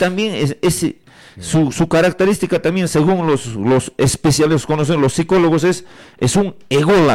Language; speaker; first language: Spanish; native; Spanish